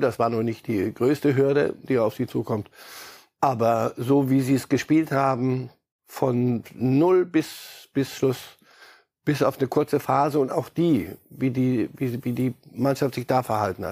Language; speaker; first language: German; native; German